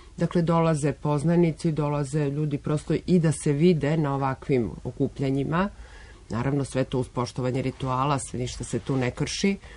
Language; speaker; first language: Serbian; native; Serbian